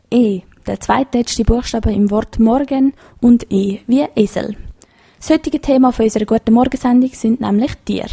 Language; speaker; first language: German; native; German